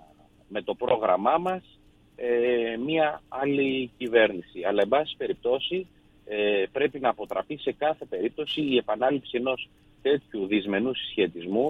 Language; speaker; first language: Greek; native; Greek